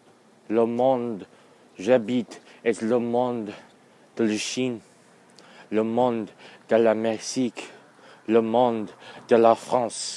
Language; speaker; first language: French; non-native, learner; English